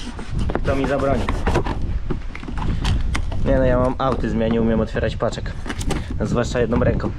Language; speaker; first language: Polish; native; Polish